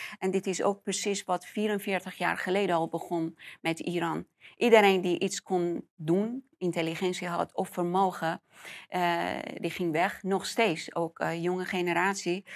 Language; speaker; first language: Dutch; non-native, fluent; Persian